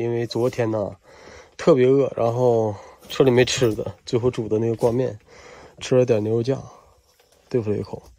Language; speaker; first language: Chinese; native; Chinese